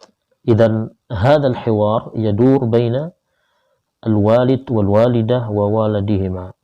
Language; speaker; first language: Arabic; non-native, fluent; Indonesian